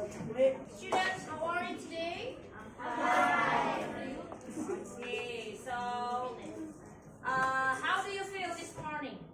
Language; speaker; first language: English; non-native, learner; Indonesian